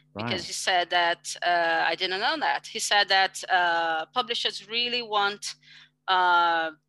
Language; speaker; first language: English; non-native, fluent; Portuguese